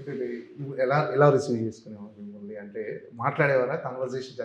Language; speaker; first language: Telugu; native; Telugu